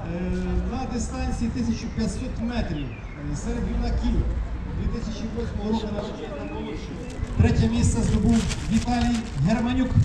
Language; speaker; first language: Ukrainian; native; Ukrainian